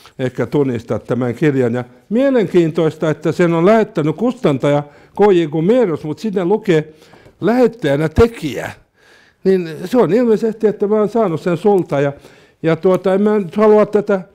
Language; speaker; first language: Finnish; non-native, local second language; Swedish